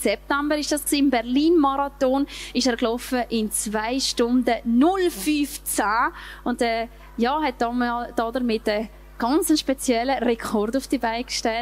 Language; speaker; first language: German; native; German